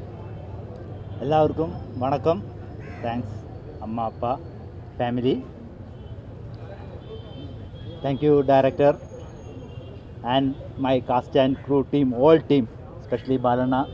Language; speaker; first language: Tamil; non-native, local second language; Malayalam